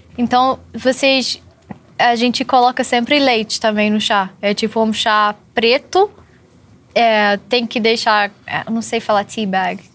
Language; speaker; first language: Portuguese; non-native, fluent; English